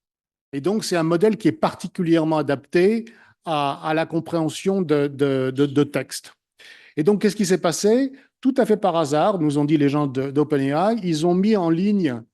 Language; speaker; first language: French; native; French